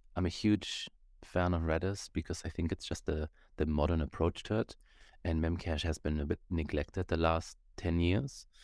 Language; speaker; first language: English; non-native, fluent; German